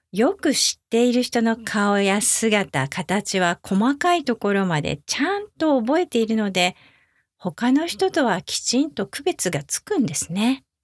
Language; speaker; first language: Japanese; native; Japanese